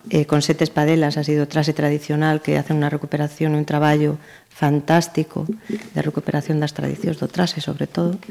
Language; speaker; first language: Galician; native; Galician